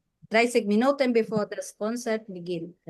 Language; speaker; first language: German; non-native, fluent; Filipino